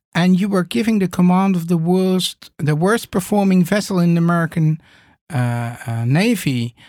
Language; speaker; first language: English; non-native, fluent; Dutch